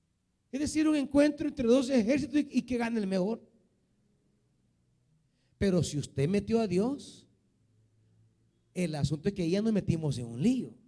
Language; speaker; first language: Spanish; native; Spanish